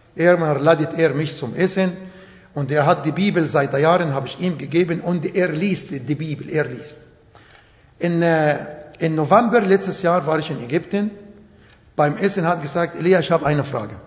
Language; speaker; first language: German; non-native, fluent; Arabic